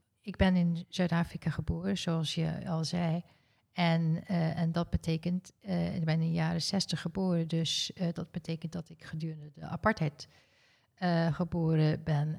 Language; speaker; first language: Dutch; early bilingual, heritage; Dutch